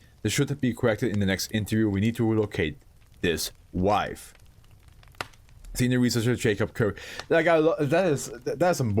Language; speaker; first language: English; non-native, fluent; German